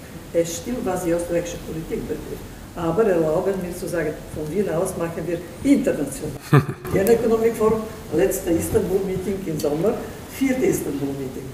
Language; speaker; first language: German; non-native, learner; Turkish